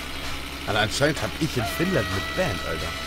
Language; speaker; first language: German; native; German